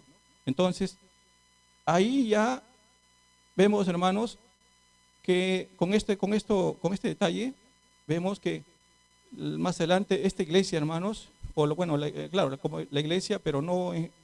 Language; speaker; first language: Spanish; native; Spanish